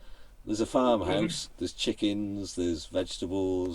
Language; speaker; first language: English; native; English